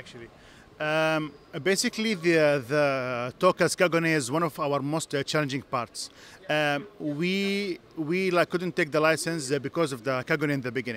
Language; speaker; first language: English; non-native, fluent; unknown